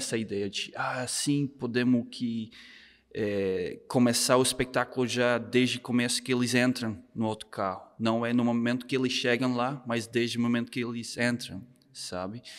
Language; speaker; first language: Portuguese; non-native, fluent; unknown